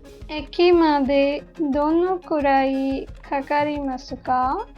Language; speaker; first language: Japanese; non-native, learner; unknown